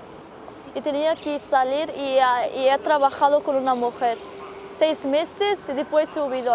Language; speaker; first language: Spanish; non-native, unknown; Arabic